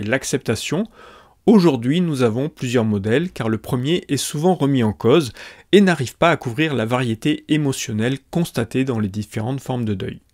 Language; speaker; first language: French; native; French